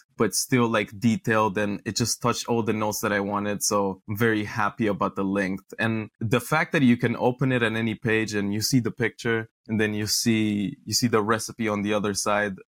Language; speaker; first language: English; non-native, fluent; Romanian